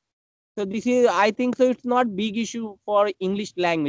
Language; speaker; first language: English; non-native, learner; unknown